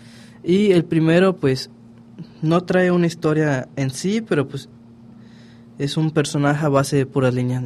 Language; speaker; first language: Spanish; native; Spanish